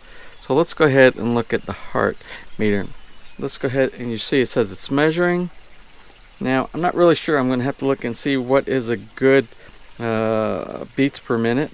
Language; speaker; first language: English; native; English